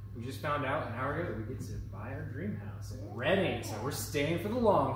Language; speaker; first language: English; native; English